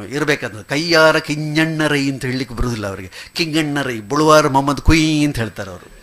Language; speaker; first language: Kannada; non-native, local second language; Malayalam